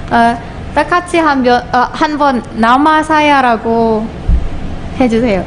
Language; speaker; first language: Korean; non-native, fluent; Indonesian